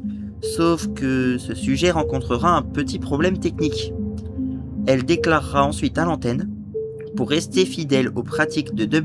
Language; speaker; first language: French; native; French